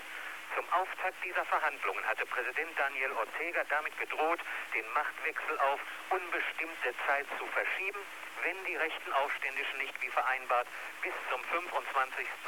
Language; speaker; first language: German; native; German